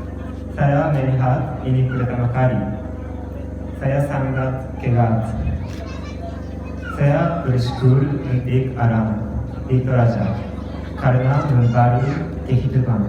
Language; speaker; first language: Indonesian; non-native, learner; Japanese